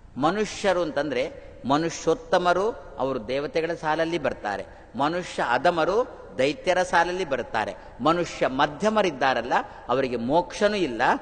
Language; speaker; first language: Kannada; non-native, local second language; Tulu